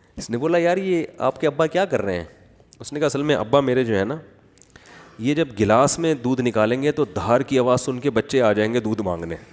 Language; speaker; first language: Urdu; native; Urdu